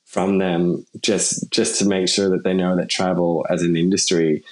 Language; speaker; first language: English; native; English